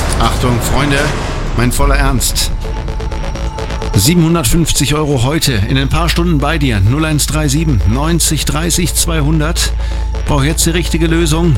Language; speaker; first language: German; native; German